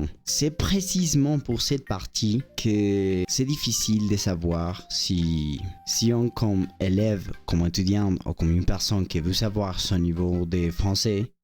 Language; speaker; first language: French; non-native, learner; Spanish